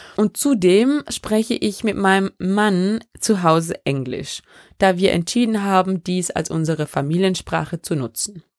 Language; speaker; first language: German; early bilingual, other home language; French